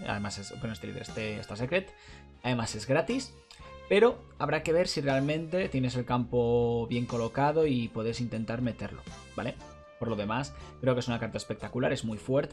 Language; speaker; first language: Spanish; native; Spanish